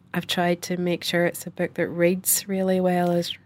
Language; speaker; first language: English; native; English